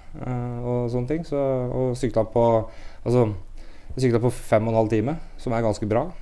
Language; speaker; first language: Norwegian; native; Norwegian